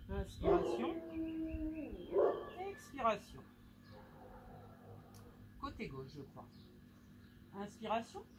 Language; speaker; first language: French; native; French